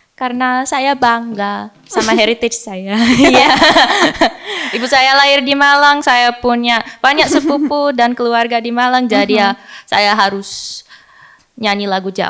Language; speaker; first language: Indonesian; early bilingual, heritage; English